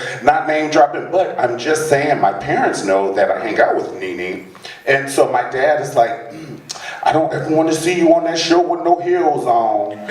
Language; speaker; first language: English; native; English